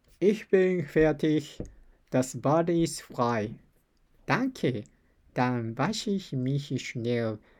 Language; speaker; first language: German; non-native, learner; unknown